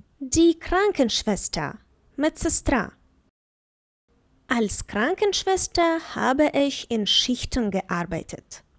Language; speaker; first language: German; non-native, fluent; Ukrainian